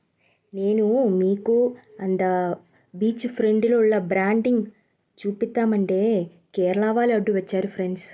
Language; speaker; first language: Telugu; non-native, learner; Malayalam